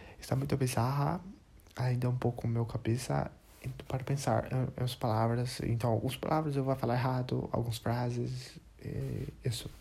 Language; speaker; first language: Portuguese; non-native, learner; English